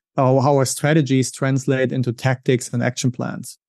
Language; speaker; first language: English; non-native, fluent; German